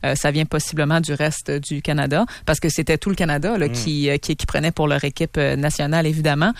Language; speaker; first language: French; native; French